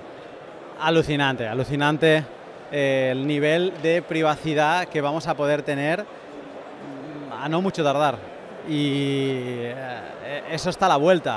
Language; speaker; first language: Spanish; native; Spanish